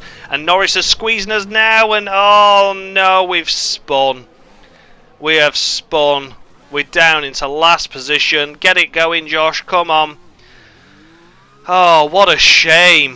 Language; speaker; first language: English; native; English